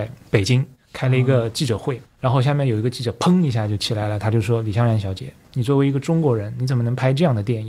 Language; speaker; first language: Chinese; native; Chinese